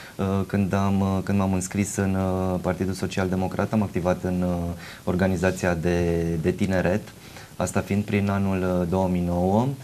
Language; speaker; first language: Romanian; native; Romanian